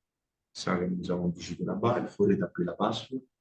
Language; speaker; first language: French; non-native, fluent; Italian